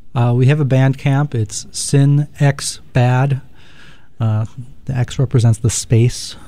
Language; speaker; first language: English; native; English